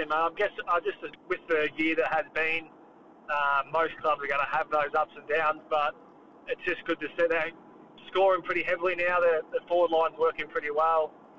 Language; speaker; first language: English; native; English